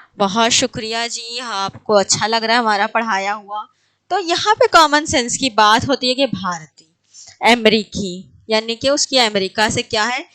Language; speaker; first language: Urdu; native; Urdu